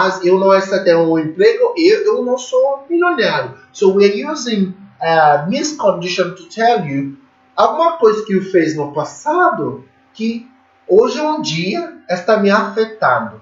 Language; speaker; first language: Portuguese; non-native, fluent; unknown